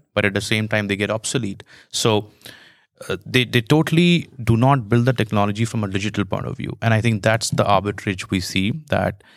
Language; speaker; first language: English; non-native, local second language; Hindi